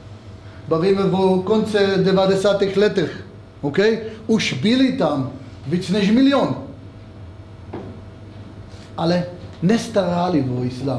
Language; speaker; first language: Czech; non-native, fluent; Hebrew